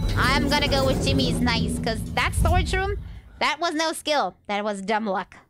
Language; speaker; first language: English; non-native, fluent; German